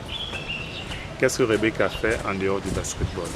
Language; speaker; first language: French; native; French